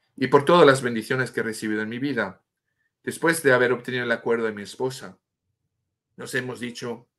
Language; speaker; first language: Spanish; non-native, fluent; French